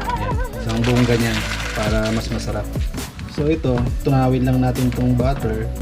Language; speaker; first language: Filipino; non-native, local second language; Iloko